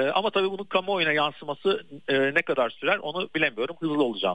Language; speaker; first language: Turkish; native; Turkish